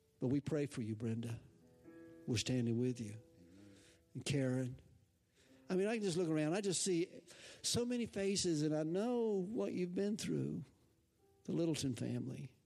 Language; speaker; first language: English; native; English